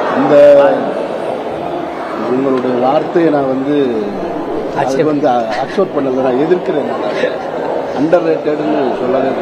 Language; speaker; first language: Tamil; native; Tamil